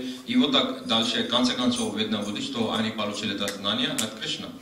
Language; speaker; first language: Russian; non-native, learner; Hindi